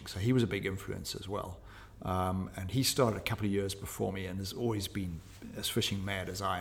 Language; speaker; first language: English; native; English